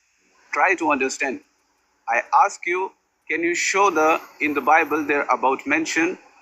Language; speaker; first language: English; non-native, learner; Amharic